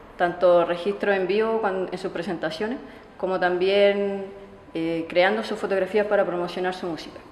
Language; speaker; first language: Spanish; native; Spanish